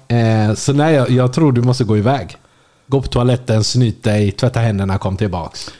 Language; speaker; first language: Swedish; native; Swedish